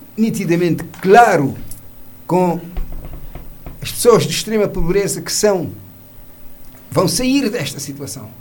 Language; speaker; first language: Portuguese; non-native, local second language; Kabuverdianu